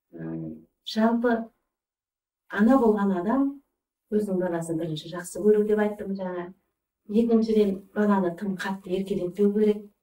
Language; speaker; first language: Kazakh; early bilingual, heritage; Kazakh